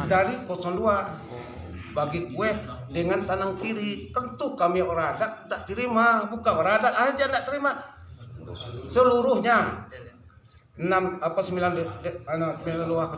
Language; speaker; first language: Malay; non-native, local second language; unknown